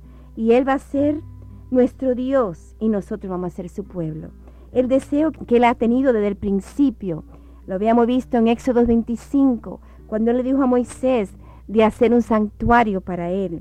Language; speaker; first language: Spanish; native; Spanish